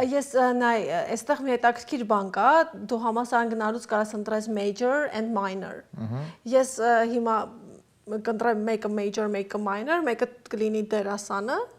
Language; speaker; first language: Armenian; native; Armenian